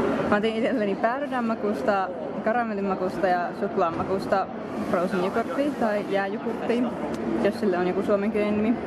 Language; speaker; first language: Finnish; native; Finnish